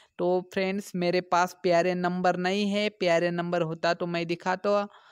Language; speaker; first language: Hindi; non-native, local second language; Marathi